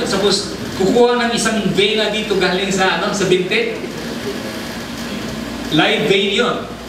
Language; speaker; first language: Filipino; non-native, local second language; Cebuano